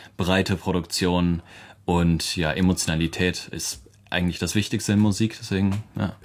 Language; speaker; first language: German; native; German